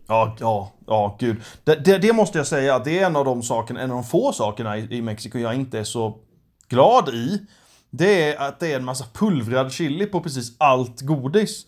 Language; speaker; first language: Swedish; native; Swedish